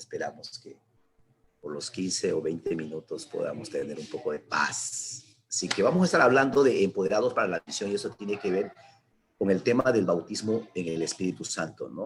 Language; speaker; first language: Spanish; native; Spanish